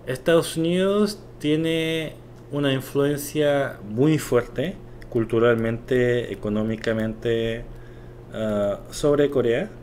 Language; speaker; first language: Spanish; non-native, fluent; Korean